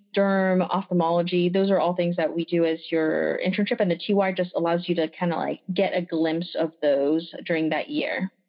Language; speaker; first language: English; early bilingual, other home language; French